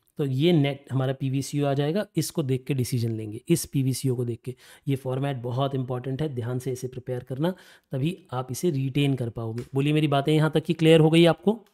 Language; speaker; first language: Hindi; native; Hindi